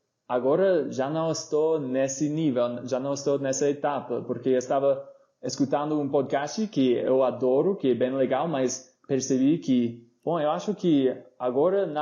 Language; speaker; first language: Portuguese; non-native, fluent; English